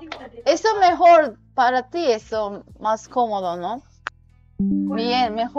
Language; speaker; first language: Spanish; non-native, learner; Japanese